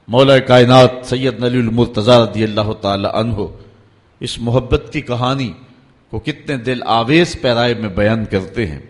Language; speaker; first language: Urdu; native; Urdu